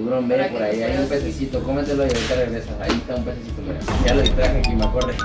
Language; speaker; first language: Spanish; native; Spanish